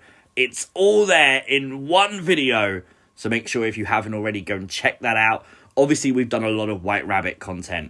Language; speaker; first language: English; native; English